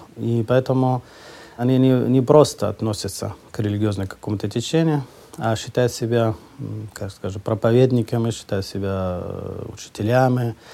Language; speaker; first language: Russian; non-native, fluent; Persian